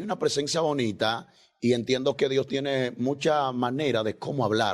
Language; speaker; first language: Spanish; native; Spanish